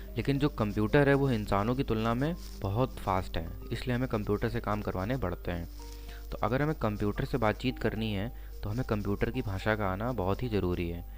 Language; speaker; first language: Hindi; native; Hindi